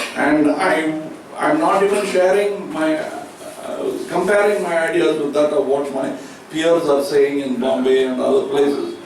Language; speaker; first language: English; non-native, local second language; Tamil